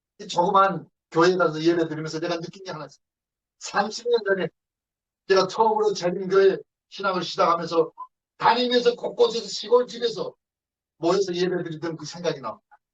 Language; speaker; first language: Korean; native; Korean